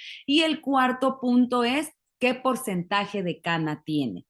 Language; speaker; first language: Spanish; native; Spanish